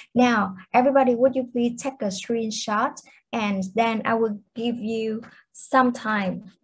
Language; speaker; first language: English; non-native, fluent; Vietnamese